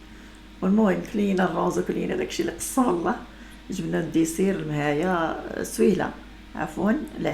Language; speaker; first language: Arabic; native; Arabic